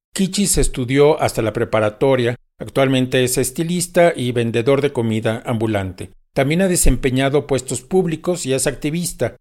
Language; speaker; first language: Spanish; native; Spanish